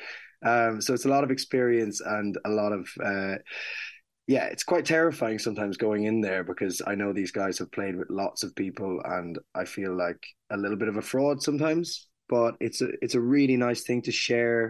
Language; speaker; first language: English; native; English